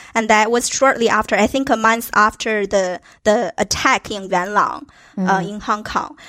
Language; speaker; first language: English; non-native, fluent; Chinese